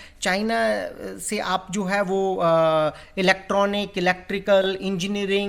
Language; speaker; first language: Hindi; native; Hindi